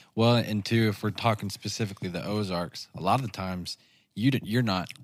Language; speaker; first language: English; native; English